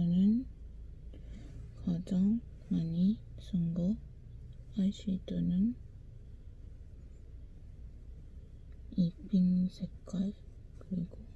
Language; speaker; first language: Korean; non-native, learner; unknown